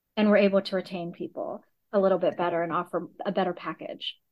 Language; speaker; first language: English; native; English